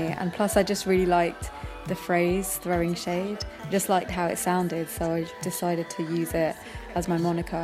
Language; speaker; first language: English; native; English